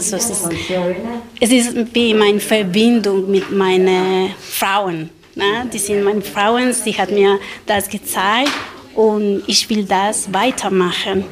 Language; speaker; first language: German; non-native, learner; Spanish